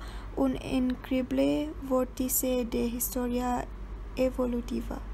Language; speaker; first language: Spanish; non-native, learner; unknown